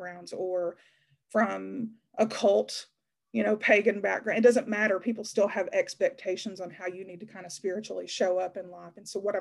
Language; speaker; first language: English; native; English